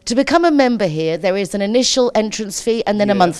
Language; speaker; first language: English; native; English